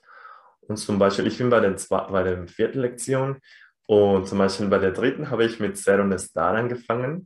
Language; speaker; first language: German; non-native, fluent; Spanish